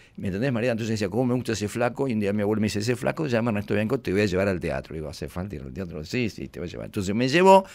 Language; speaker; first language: Spanish; native; Spanish